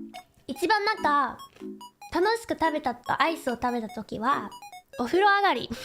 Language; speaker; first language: Japanese; non-native, learner; English